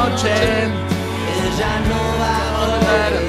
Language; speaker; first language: Spanish; native; Spanish